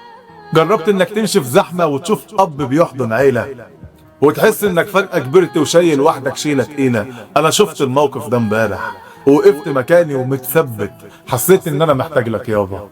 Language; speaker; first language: Arabic; native; Arabic